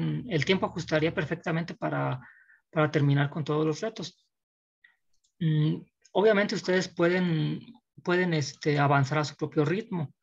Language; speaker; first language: Spanish; native; Spanish